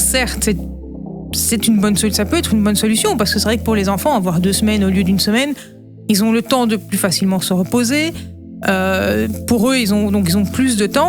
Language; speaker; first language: French; native; French